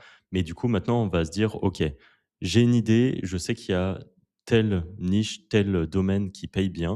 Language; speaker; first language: French; native; French